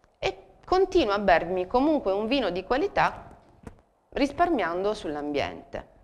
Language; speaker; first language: Italian; native; Italian